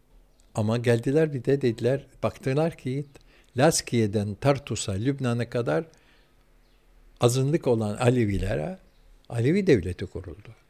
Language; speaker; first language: Turkish; early bilingual, heritage; Turkish